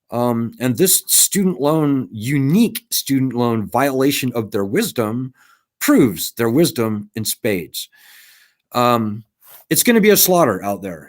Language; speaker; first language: English; native; English